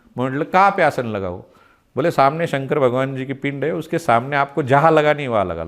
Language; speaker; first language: Hindi; non-native, local second language; Marathi